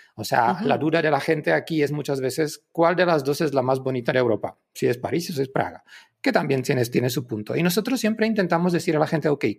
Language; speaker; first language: Spanish; non-native, fluent; Czech